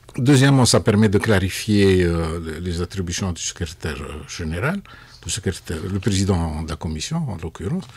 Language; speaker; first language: French; non-native, local second language; Arabic